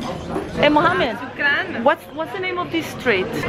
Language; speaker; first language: English; non-native, fluent; Spanish